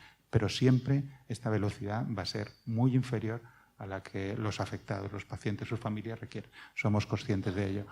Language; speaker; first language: Spanish; native; Spanish